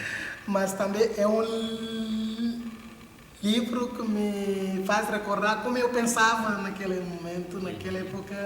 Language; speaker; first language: Portuguese; non-native, local second language; Upper Guinea Crioulo